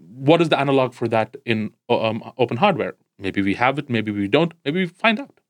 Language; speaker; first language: English; non-native, local second language; Tamil